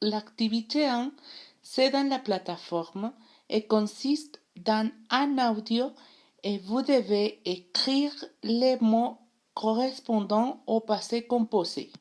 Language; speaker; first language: French; non-native, learner; Spanish